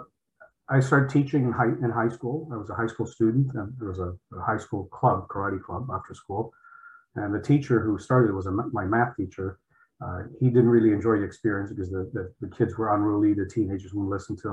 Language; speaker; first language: English; early bilingual, other home language; Polish